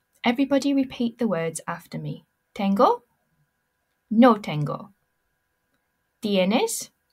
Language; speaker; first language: Spanish; non-native, learner; English